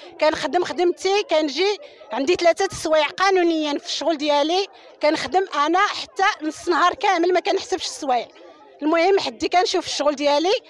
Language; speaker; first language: Arabic; native; Arabic